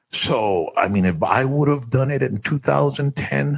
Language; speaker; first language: English; early bilingual, other home language; Spanish